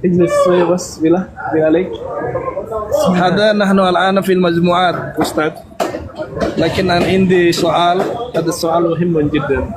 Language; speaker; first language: Arabic; non-native, learner; Indonesian